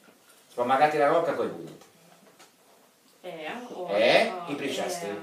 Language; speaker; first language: Italian; non-native, fluent; Russian